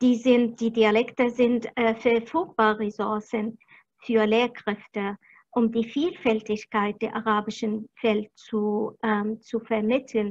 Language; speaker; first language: German; non-native, fluent; Arabic